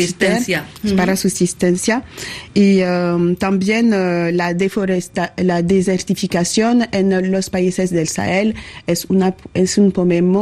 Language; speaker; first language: Spanish; non-native, learner; French